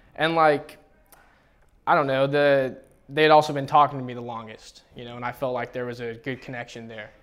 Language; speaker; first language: English; native; English